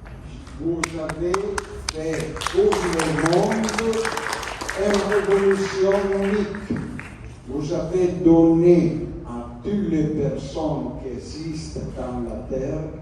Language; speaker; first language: French; non-native, learner; Italian